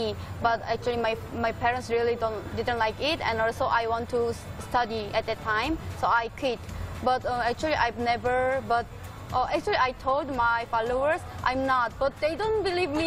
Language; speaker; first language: English; non-native, fluent; Korean